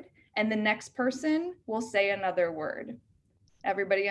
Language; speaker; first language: English; native; English